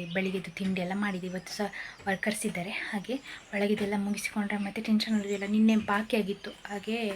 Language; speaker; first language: Kannada; native; Kannada